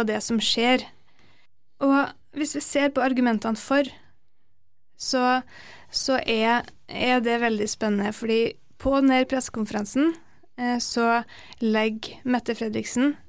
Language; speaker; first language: Norwegian; native; Norwegian